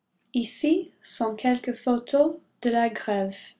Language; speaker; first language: French; non-native, learner; English